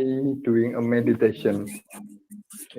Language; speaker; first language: English; non-native, learner; Indonesian